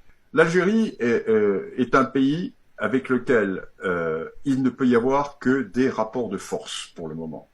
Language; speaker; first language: French; native; French